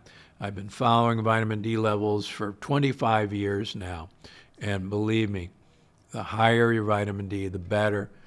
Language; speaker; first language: English; native; English